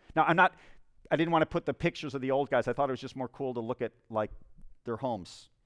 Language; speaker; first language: English; native; English